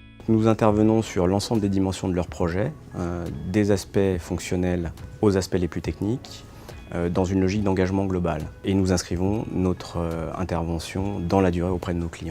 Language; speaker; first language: French; native; French